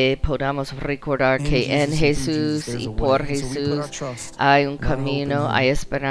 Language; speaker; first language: Spanish; non-native, fluent; English